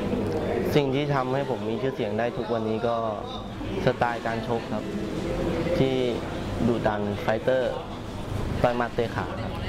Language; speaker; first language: Thai; native; Thai